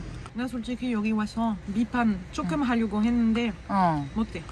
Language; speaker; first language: Korean; non-native, fluent; French